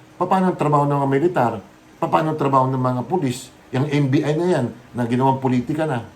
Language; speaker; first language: Filipino; non-native, local second language; Bikol